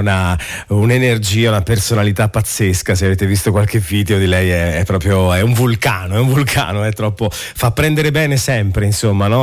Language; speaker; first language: Italian; native; Italian